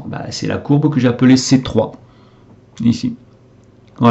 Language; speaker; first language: French; native; French